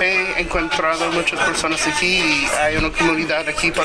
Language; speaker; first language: Spanish; non-native, learner; English